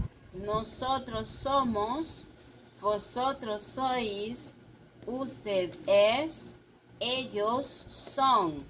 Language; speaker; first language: Spanish; non-native, fluent; French